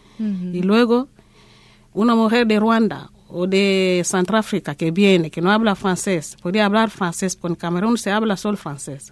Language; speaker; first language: Spanish; non-native, learner; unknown